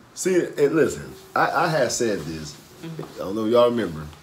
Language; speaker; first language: English; native; English